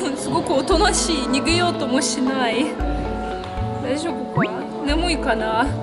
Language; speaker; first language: Japanese; non-native, fluent; Russian